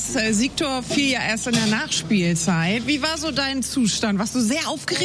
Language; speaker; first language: German; native; German